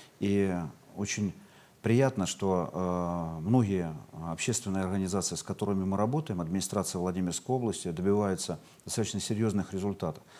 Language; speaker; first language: Russian; native; Russian